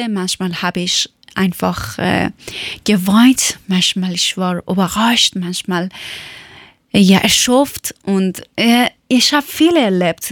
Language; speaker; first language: German; non-native, learner; Persian